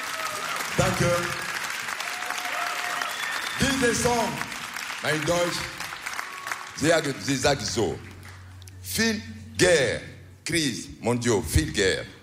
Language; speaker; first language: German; non-native, learner; French